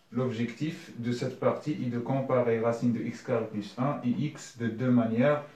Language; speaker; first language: French; non-native, local second language; Arabic